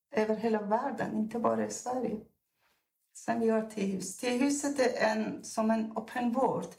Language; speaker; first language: Swedish; non-native, fluent; Persian